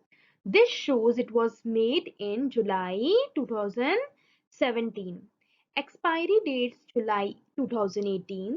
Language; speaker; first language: English; non-native, local second language; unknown